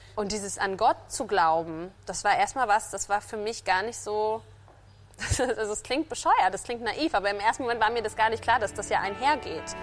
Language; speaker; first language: German; native; German